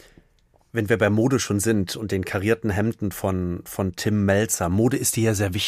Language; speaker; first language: German; native; German